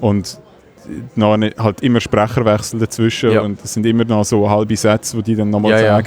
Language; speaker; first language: German; native; German